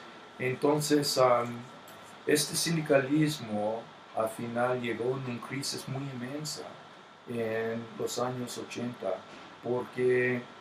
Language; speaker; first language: Spanish; non-native, fluent; English